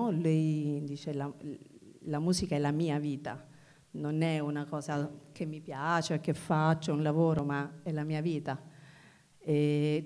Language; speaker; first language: Italian; native; Italian